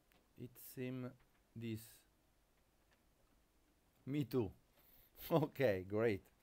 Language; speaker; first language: English; non-native, learner; Italian